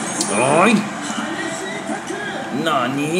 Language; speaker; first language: Arabic; native; Arabic